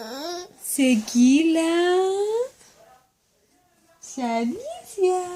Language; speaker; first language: French; native; French